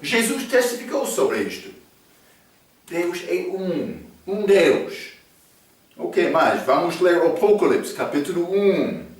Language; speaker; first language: Portuguese; non-native, fluent; English